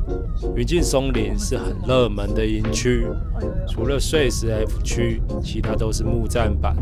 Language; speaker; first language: Chinese; native; Chinese